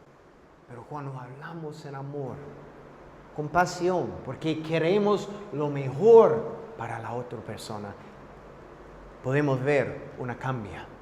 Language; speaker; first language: Spanish; non-native, fluent; English